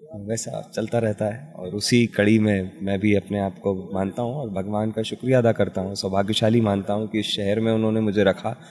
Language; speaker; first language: Hindi; native; Hindi